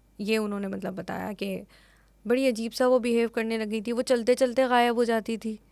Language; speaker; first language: Urdu; native; Urdu